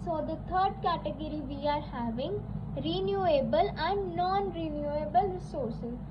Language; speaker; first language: English; non-native, local second language; Punjabi